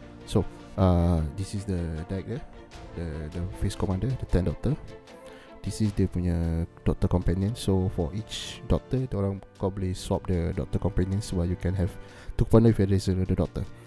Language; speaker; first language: English; non-native, local second language; Malay